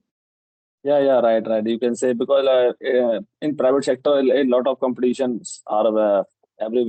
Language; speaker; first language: English; non-native, local second language; Hindi